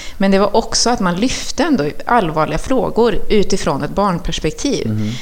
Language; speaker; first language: Swedish; early bilingual, other home language; Spanish